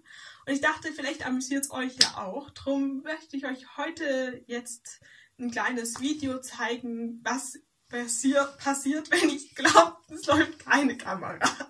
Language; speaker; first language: German; native; German